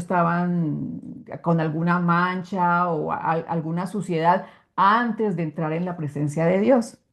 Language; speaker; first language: Spanish; native; Spanish